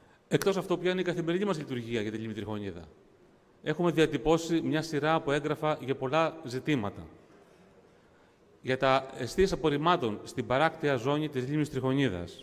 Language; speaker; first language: Greek; native; Greek